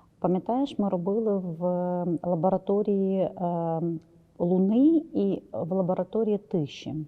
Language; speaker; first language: Ukrainian; native; Ukrainian